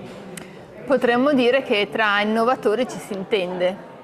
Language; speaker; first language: Italian; native; Italian